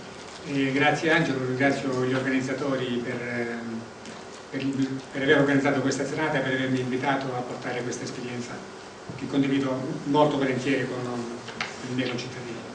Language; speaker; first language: Italian; native; Italian